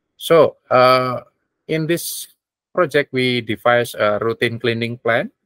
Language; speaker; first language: English; non-native, learner; Indonesian